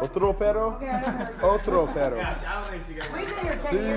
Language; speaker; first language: Spanish; non-native, learner; English